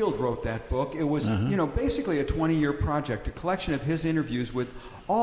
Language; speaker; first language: English; native; English